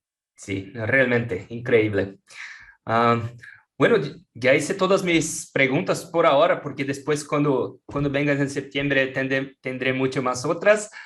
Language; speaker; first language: Spanish; non-native, fluent; Portuguese